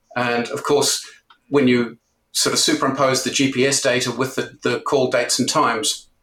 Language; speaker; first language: English; native; English